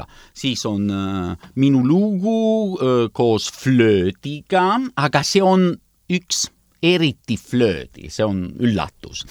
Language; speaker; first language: Estonian; non-native, learner; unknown